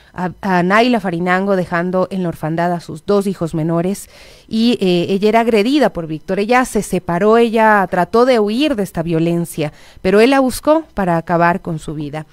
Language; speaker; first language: Spanish; native; Spanish